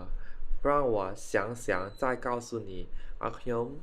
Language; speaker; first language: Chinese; non-native, fluent; Khmer